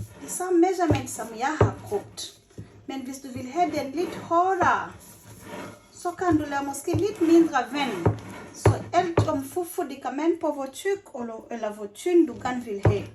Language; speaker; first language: Danish; non-native, fluent; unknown